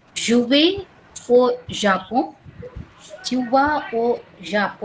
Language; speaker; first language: French; non-native, learner; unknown